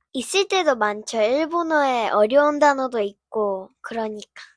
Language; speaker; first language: Korean; early bilingual, heritage; Korean